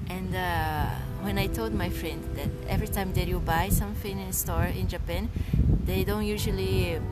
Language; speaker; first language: English; non-native, learner; Portuguese